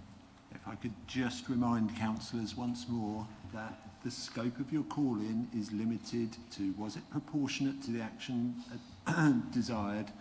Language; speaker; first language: English; native; English